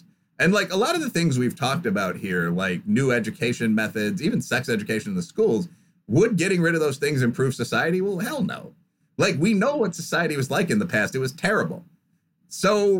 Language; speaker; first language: English; native; English